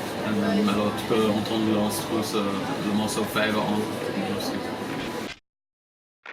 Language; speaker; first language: French; non-native, fluent; English